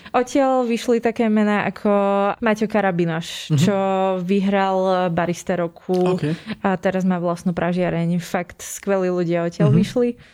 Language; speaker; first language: Slovak; native; Slovak